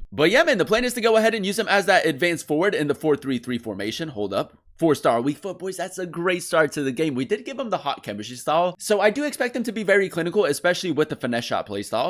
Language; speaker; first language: English; native; English